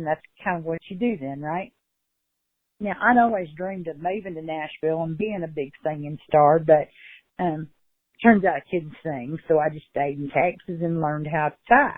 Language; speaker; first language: English; native; English